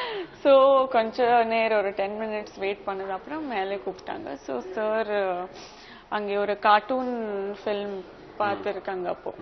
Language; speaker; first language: Tamil; non-native, fluent; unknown